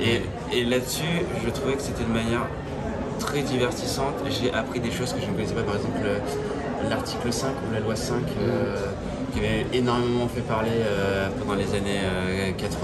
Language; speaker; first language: French; native; French